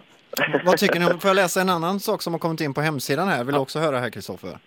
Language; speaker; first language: Swedish; native; Swedish